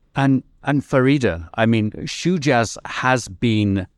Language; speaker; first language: English; native; English